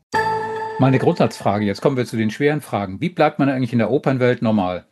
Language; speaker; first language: German; native; German